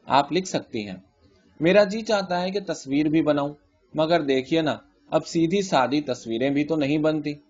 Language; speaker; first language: Urdu; native; Urdu